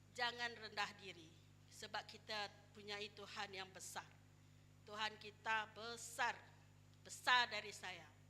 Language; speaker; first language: Malay; non-native, local second language; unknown